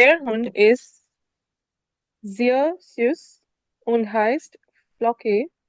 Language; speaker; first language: German; non-native, learner; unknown